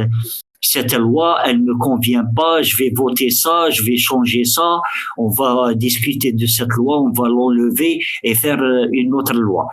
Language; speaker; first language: French; early bilingual, other home language; Arabic